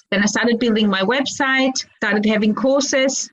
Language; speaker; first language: English; early bilingual, other home language; Croatian